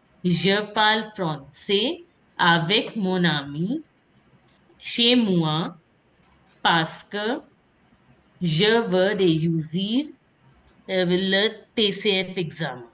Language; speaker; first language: French; non-native, fluent; Hindi